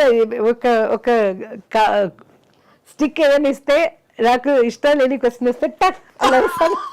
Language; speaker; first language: Telugu; non-native, local second language; Malayalam